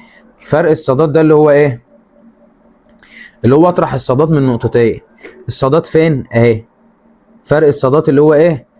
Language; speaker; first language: Arabic; native; Arabic